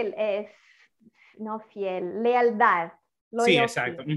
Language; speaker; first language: Spanish; non-native, fluent; Italian